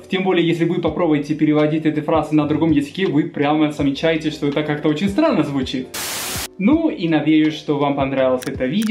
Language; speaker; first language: Russian; non-native, fluent; Spanish